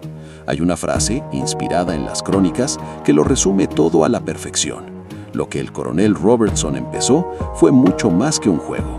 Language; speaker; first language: Spanish; native; Spanish